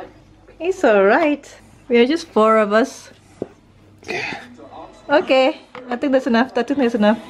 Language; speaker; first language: English; non-native, fluent; Indonesian